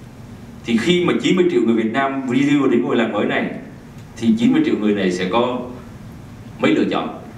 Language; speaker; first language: Vietnamese; native; Vietnamese